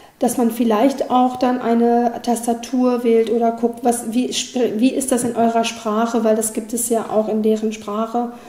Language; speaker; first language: German; native; German